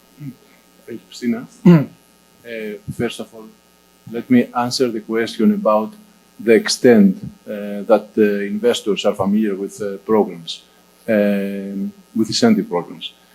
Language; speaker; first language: English; non-native, fluent; Greek